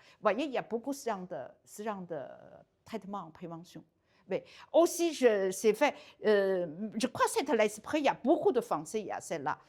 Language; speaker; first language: French; non-native, learner; Chinese